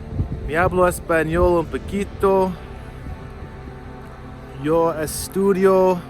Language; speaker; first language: Spanish; non-native, learner; English